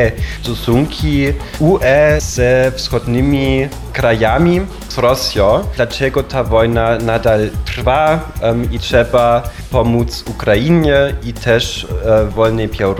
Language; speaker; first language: Polish; non-native, fluent; German